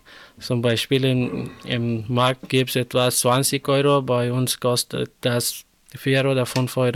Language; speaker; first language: German; non-native, learner; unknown